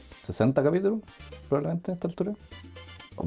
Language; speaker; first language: Spanish; native; Spanish